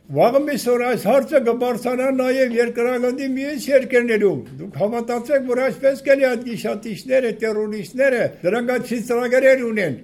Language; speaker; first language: Armenian; non-native, local second language; Kurdish